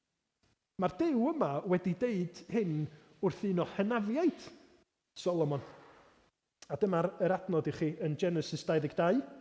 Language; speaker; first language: Welsh; native; Welsh